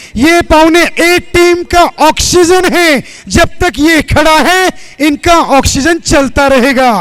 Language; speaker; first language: Hindi; non-native, local second language; Marathi